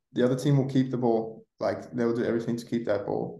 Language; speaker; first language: English; native; English